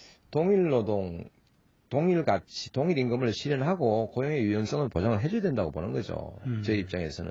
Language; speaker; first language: Korean; native; Korean